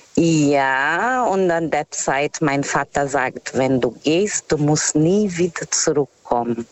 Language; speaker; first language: German; non-native, fluent; Portuguese